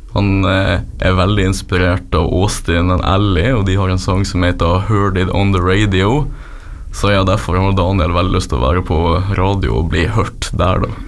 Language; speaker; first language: Norwegian; native; Norwegian